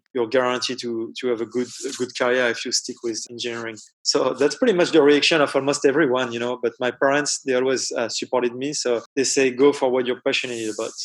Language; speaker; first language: English; non-native, fluent; French